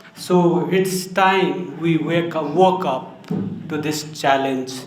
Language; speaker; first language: English; non-native, local second language; Nepali